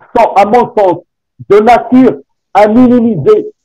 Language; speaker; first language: French; non-native, local second language; Arabic